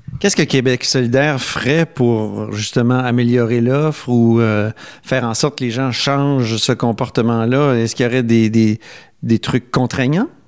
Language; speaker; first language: French; native; French